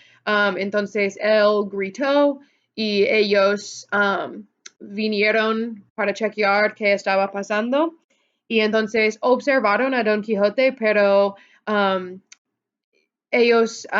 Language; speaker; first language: Spanish; non-native, fluent; English